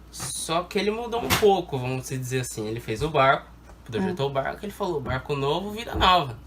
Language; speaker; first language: Portuguese; native; Portuguese